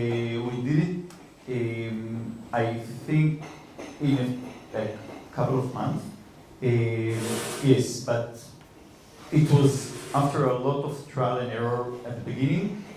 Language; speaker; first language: English; non-native, fluent; Hebrew